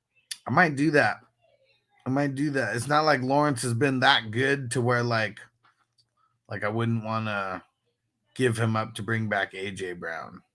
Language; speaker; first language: English; native; English